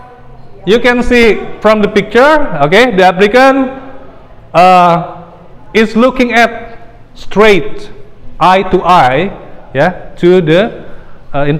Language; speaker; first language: English; non-native, fluent; Indonesian